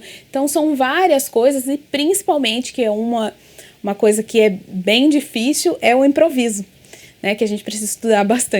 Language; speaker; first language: Portuguese; native; Portuguese